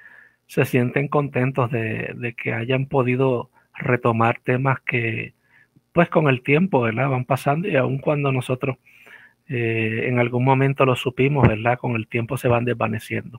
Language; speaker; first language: Spanish; native; Spanish